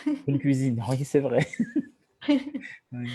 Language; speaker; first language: French; non-native, learner; Tamil